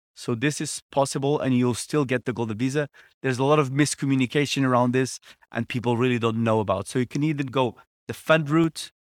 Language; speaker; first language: English; non-native, fluent; Portuguese